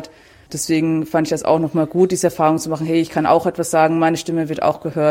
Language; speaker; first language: German; native; German